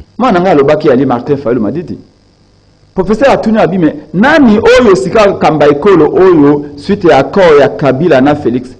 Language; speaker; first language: Lingala; native; Lingala